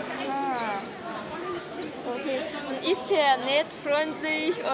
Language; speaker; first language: German; non-native, learner; Russian